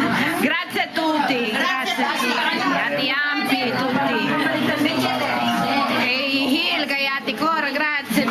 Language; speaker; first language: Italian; non-native, learner; Filipino